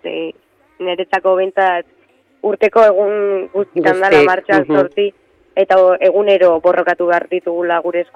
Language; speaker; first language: Basque; native; Basque